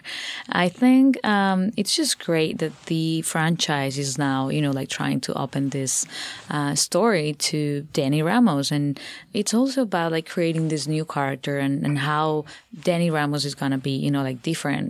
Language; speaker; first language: English; non-native, fluent; Spanish